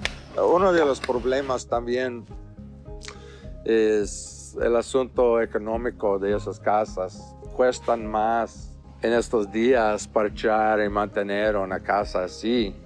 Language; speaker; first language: Spanish; non-native, fluent; English